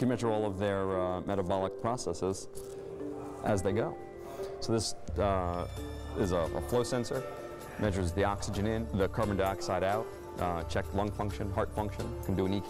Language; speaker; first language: English; native; English